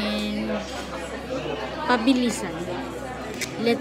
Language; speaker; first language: English; non-native, fluent; Filipino